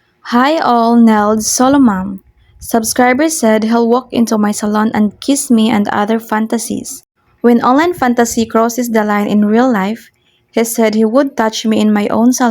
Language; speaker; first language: English; non-native, local second language; Filipino